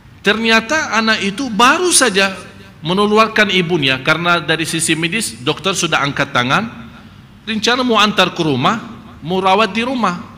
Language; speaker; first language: Malay; non-native, fluent; Arabic